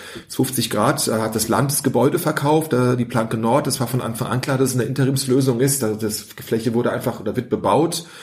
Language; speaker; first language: German; early bilingual, other home language; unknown